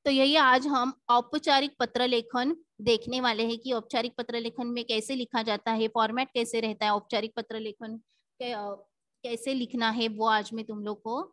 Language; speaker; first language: Hindi; non-native, local second language; Marathi